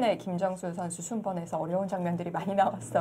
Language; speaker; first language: Korean; native; Korean